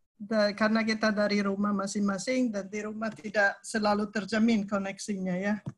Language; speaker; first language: Indonesian; non-native, fluent; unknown